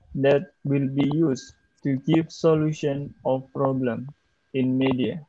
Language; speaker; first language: English; non-native, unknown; Indonesian